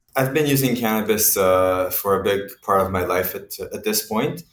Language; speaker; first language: English; non-native, fluent; Hebrew